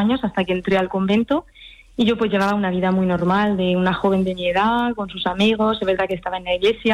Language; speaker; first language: Spanish; early bilingual, heritage; French